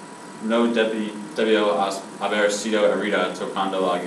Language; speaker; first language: Spanish; non-native, learner; English